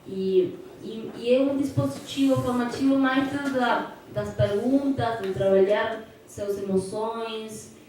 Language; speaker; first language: Portuguese; non-native, fluent; Spanish